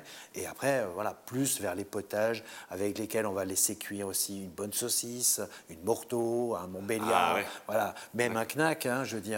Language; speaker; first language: French; native; French